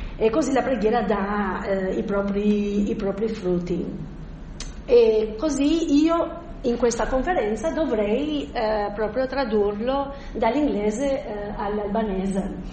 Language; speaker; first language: Italian; non-native, fluent; Albanian